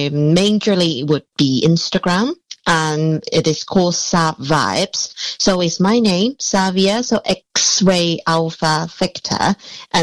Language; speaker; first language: English; non-native, local second language; Cantonese